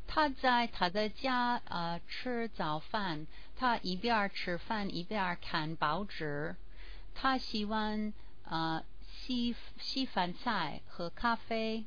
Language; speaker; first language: Chinese; non-native, learner; English